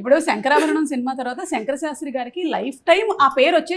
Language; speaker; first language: Telugu; native; Telugu